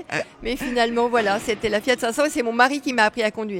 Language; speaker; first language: French; native; French